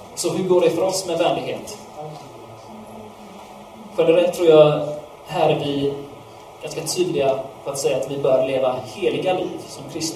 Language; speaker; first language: Swedish; non-native, fluent; English